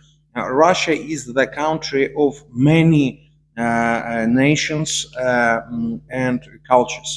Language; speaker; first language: English; non-native, learner; Russian